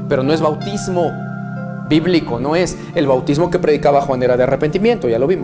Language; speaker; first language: Spanish; native; Spanish